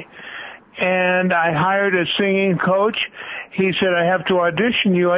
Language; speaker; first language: English; native; English